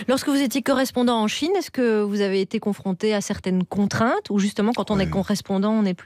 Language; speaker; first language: French; native; French